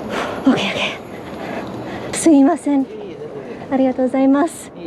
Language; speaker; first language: Japanese; non-native, learner; English